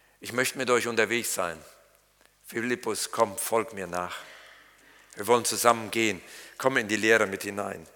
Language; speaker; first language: German; native; German